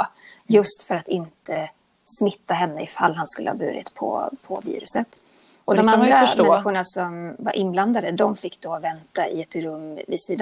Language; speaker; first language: Swedish; native; Swedish